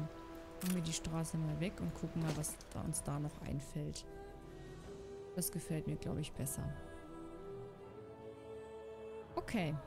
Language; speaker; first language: German; native; German